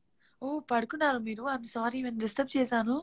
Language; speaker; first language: Telugu; non-native, learner; Gujarati